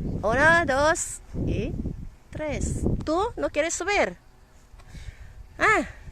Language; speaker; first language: Spanish; non-native, learner; Filipino